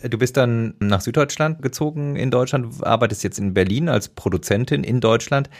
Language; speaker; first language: German; native; German